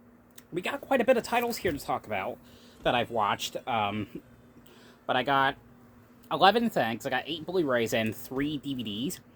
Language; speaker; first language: English; native; English